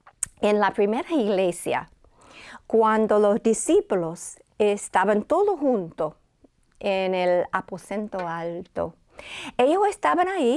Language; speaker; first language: Spanish; non-native, fluent; English